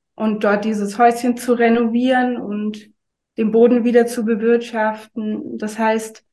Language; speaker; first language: German; native; German